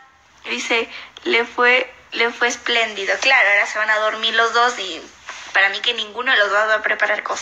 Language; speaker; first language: Spanish; native; Spanish